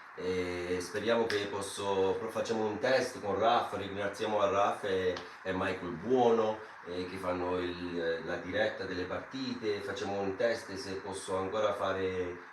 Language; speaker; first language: Italian; non-native, fluent; English